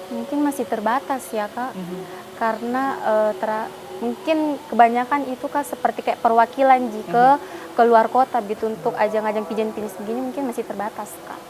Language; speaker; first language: Indonesian; native; Indonesian